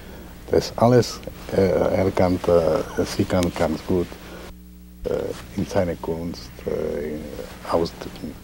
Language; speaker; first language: German; non-native, fluent; Czech